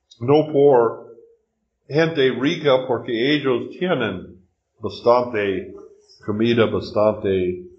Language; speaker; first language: Spanish; non-native, learner; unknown